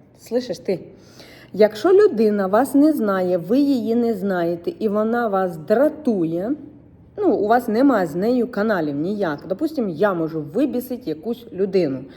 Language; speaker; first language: Ukrainian; non-native, local second language; Russian